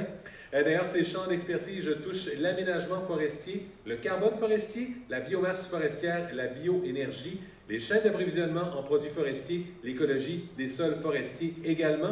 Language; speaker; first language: French; native; French